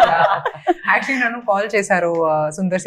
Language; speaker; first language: Telugu; non-native, fluent; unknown